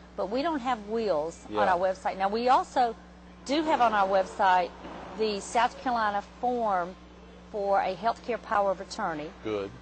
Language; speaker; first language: English; native; English